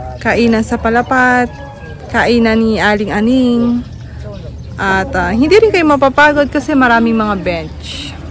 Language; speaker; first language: Filipino; native; Filipino